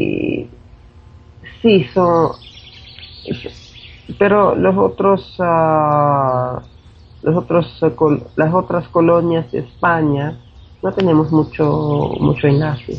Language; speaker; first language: Spanish; non-native, fluent; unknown